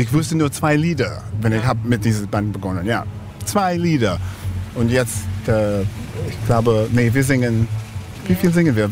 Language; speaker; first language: German; non-native, fluent; English